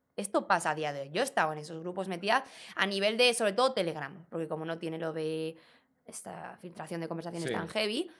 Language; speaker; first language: Spanish; native; Spanish